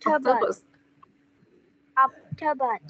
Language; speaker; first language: English; non-native, learner; Vietnamese